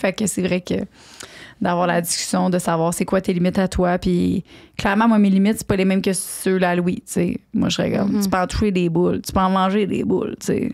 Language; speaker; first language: French; native; French